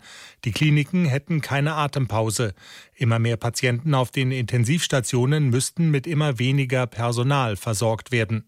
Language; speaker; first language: German; native; German